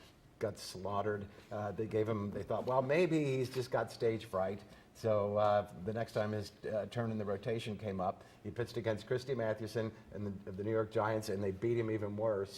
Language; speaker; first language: English; native; English